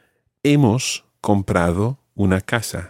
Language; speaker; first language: Spanish; non-native, fluent; English